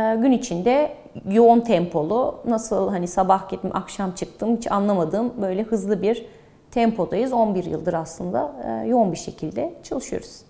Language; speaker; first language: Turkish; early bilingual, heritage; Turkish